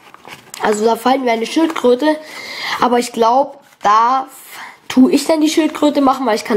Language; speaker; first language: German; native; German